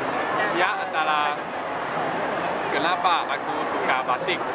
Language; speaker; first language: Indonesian; non-native, learner; Chinese